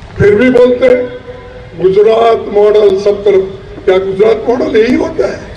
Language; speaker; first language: Hindi; non-native, local second language; Kannada